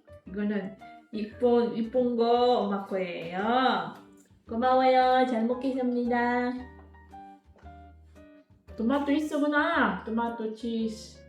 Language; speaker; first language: Korean; non-native, learner; Filipino